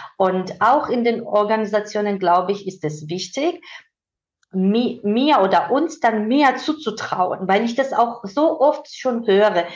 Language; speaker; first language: German; non-native, fluent; Georgian